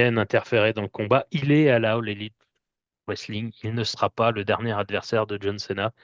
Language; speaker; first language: French; native; French